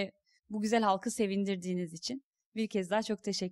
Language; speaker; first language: Turkish; native; Turkish